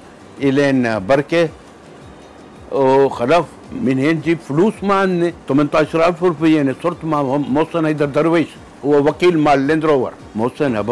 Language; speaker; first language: Arabic; non-native, local second language; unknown